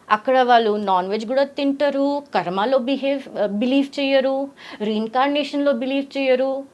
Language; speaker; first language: Telugu; early bilingual, heritage; Telugu